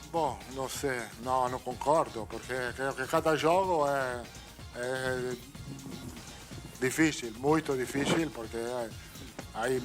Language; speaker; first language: Portuguese; non-native, fluent; Italian